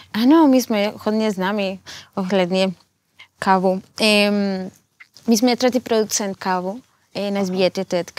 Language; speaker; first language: Czech; non-native, fluent; Spanish